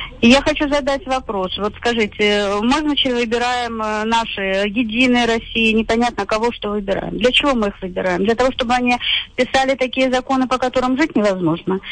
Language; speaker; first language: Russian; native; Russian